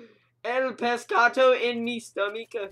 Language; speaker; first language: Spanish; non-native, learner; English